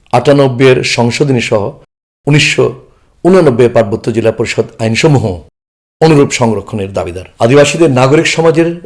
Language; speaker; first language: Bangla; non-native, local second language; Chakma